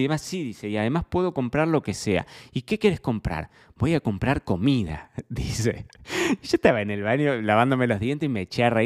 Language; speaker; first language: Spanish; native; Spanish